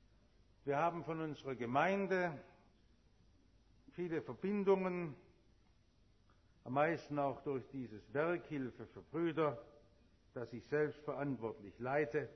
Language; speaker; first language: German; native; German